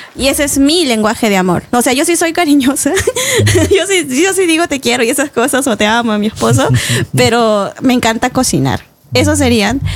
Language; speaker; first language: Spanish; native; Spanish